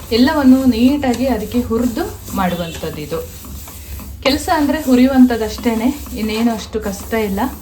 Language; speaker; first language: Kannada; non-native, local second language; Kodava